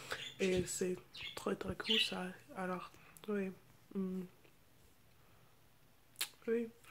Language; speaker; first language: French; non-native, fluent; English